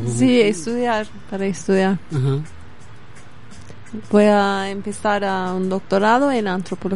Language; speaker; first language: Spanish; non-native, fluent; Kurdish